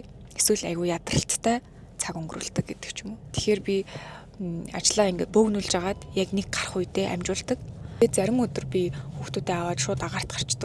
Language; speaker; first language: Mongolian; native; Mongolian